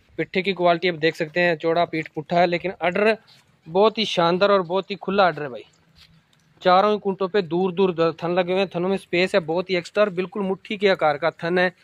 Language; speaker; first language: Hindi; non-native, local second language; Punjabi